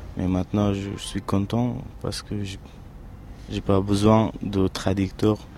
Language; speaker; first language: French; non-native, learner; Persian